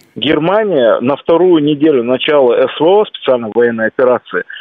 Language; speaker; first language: Russian; non-native, local second language; Kumyk